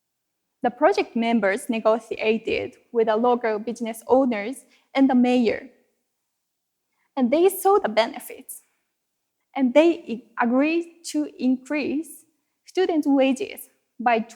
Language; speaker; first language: English; non-native, fluent; Japanese